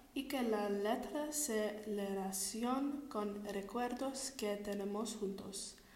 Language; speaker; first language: Spanish; non-native, learner; English